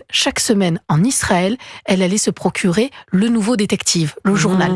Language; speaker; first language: French; native; French